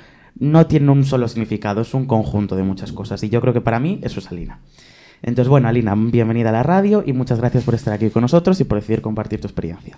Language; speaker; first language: Spanish; native; Spanish